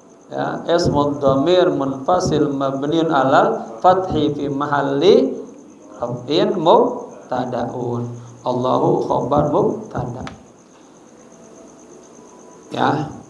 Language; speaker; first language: Arabic; non-native, fluent; Indonesian